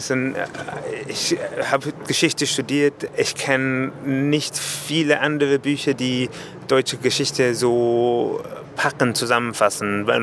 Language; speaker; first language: German; non-native, fluent; English